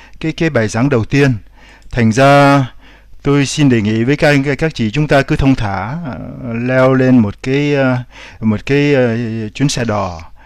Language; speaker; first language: Vietnamese; native; Vietnamese